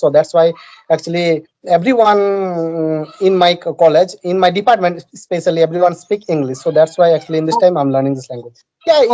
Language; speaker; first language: English; non-native, learner; Bangla